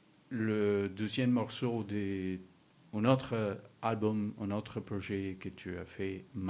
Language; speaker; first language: French; non-native, learner; Spanish